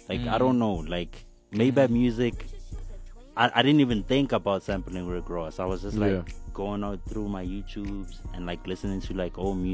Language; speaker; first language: English; non-native, local second language; Southern Sotho